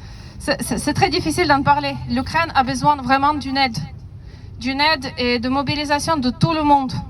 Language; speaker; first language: French; non-native, fluent; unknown